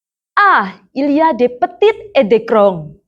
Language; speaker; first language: French; non-native, fluent; Indonesian